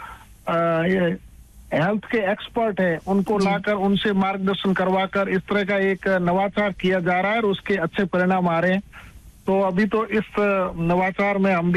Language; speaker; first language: Hindi; native; Hindi